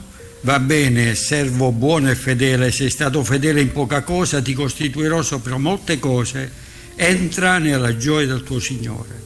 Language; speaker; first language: Italian; native; Italian